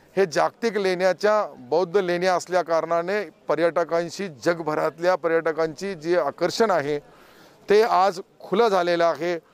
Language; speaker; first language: Marathi; non-native, local second language; Urdu